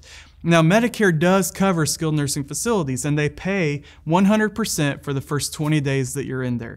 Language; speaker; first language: English; native; English